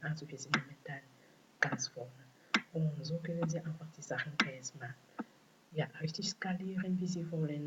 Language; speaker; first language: German; non-native, fluent; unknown